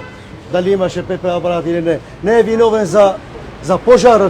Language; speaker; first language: Macedonian; non-native, local second language; Albanian